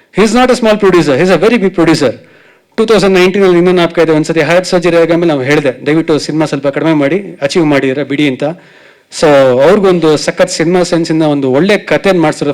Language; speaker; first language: Kannada; native; Kannada